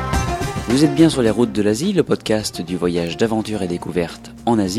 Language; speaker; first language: French; native; French